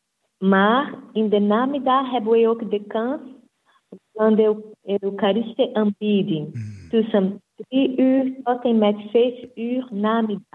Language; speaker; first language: Dutch; non-native, fluent; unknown